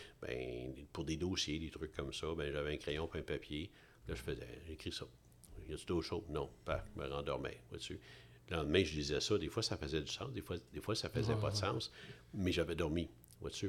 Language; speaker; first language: French; native; French